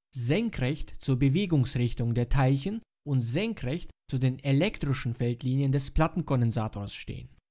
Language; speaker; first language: German; native; German